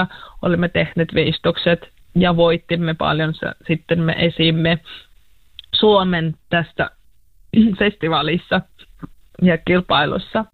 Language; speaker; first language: Finnish; non-native, learner; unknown